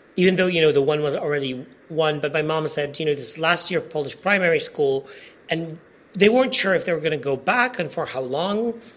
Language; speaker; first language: English; non-native, fluent; Polish